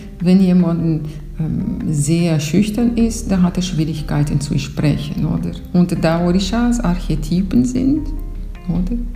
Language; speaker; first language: German; non-native, fluent; Portuguese